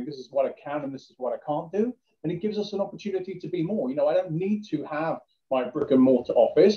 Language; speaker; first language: English; native; English